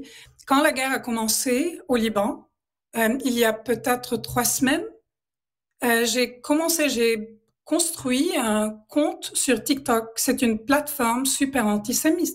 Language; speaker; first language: French; non-native, local second language; Arabic